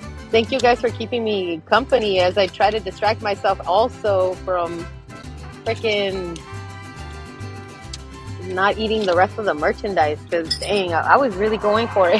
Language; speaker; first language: English; early bilingual, other home language; Spanish